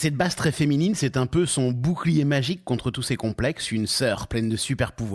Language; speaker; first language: French; native; French